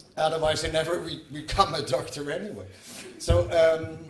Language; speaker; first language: English; non-native, fluent; Dutch